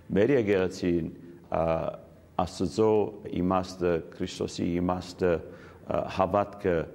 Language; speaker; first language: Armenian; early bilingual, heritage; Armenian